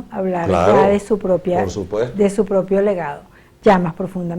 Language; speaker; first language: Spanish; native; Spanish